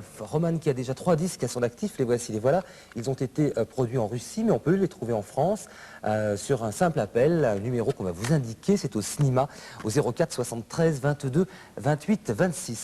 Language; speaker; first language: French; native; French